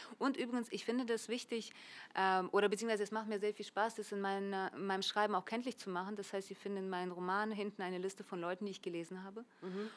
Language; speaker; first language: German; early bilingual, other home language; Russian